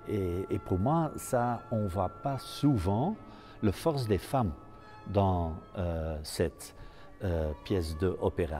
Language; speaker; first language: French; non-native, fluent; Dutch